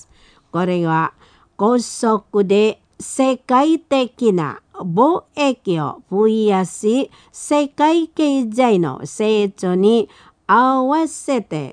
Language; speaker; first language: Japanese; non-native, fluent; Indonesian